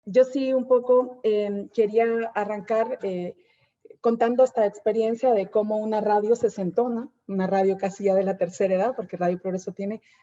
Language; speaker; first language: Spanish; native; Spanish